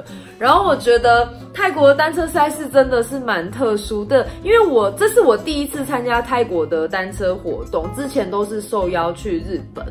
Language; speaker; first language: Chinese; native; Chinese